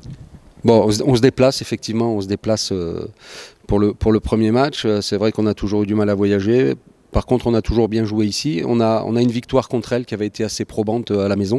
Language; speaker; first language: French; native; French